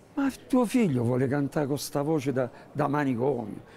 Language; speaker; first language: Italian; native; Italian